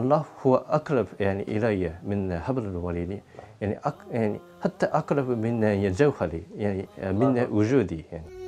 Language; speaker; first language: Arabic; non-native, learner; Japanese